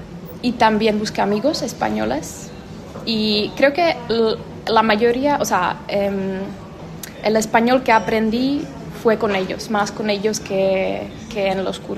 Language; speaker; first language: Spanish; non-native, fluent; Czech